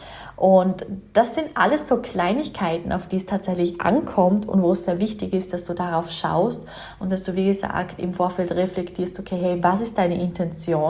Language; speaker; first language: German; native; German